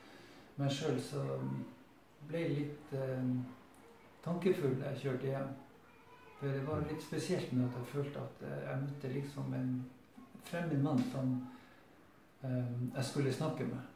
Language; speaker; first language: Norwegian; native; Norwegian